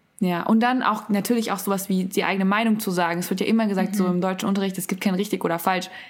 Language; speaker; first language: German; native; German